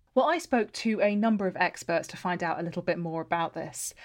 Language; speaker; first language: English; native; English